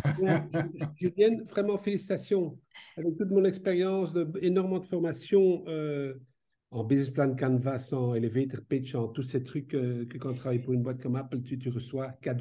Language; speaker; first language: French; native; French